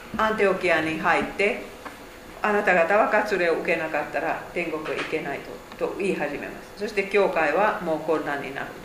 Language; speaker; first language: Japanese; non-native, fluent; Finnish